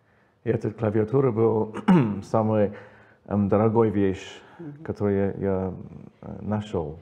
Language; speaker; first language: Russian; non-native, learner; English